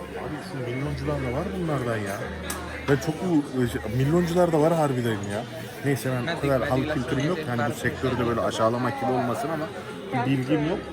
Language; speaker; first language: Turkish; native; Turkish